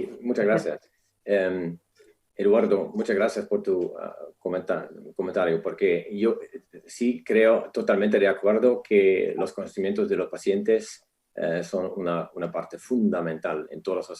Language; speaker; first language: Spanish; non-native, fluent; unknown